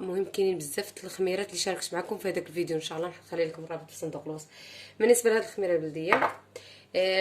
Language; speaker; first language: Arabic; native; Arabic